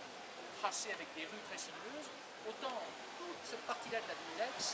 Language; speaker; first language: French; native; French